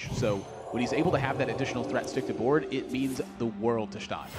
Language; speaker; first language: English; native; English